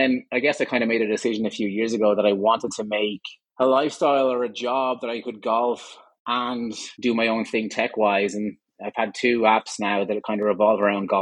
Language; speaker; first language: English; native; English